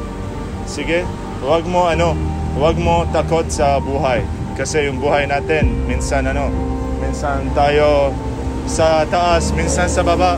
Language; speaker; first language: Filipino; non-native, learner; Arabic